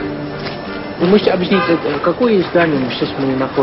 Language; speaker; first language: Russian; non-native, learner; Dutch